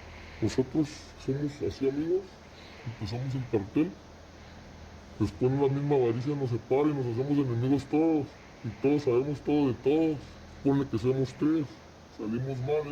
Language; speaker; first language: Spanish; native; Spanish